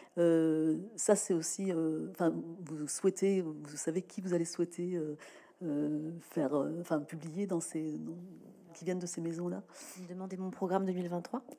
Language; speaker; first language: French; native; French